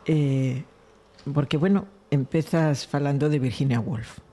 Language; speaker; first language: Spanish; non-native, local second language; Galician